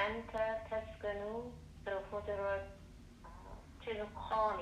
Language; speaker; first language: Arabic; non-native, learner; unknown